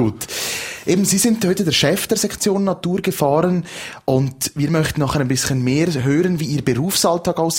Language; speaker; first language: German; native; German